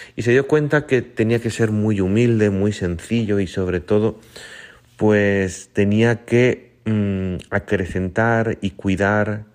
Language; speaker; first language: Spanish; native; Spanish